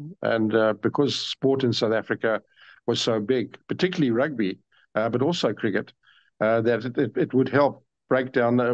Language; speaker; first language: English; native; English